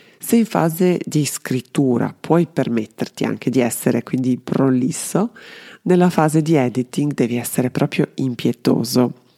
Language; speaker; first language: Italian; non-native, fluent; Serbian